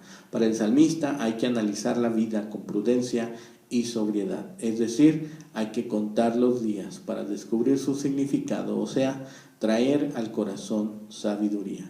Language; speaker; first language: Spanish; native; Spanish